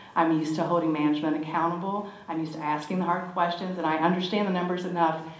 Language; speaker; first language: English; native; English